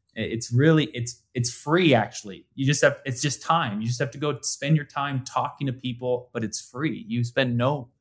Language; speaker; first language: English; native; English